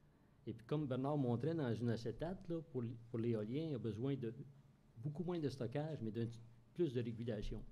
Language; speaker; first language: French; native; French